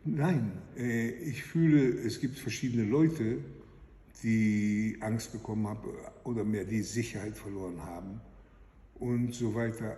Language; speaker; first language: German; non-native, fluent; Hebrew